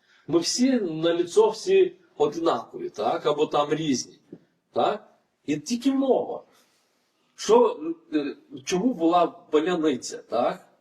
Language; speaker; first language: Ukrainian; non-native, fluent; Lithuanian